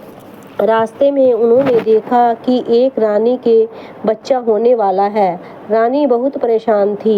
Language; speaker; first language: Hindi; native; Hindi